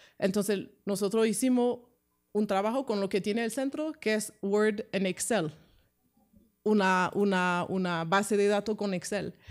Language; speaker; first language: Spanish; non-native, fluent; French